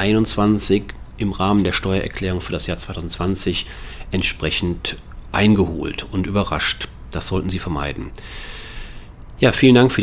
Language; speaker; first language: German; native; German